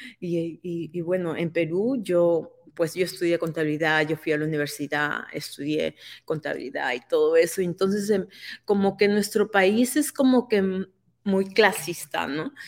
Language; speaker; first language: Spanish; native; Spanish